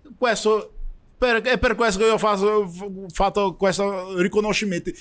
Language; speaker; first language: Italian; non-native, learner; Portuguese